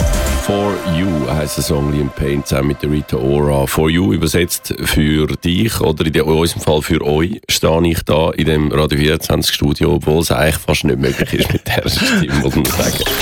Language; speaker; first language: German; native; German